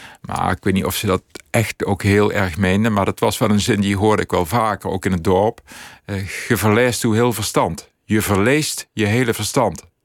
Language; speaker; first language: Dutch; native; Dutch